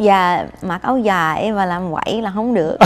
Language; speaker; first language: Vietnamese; non-native, fluent; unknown